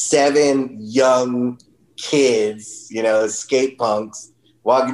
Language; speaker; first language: English; native; English